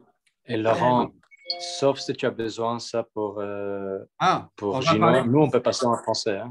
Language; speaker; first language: French; non-native, learner; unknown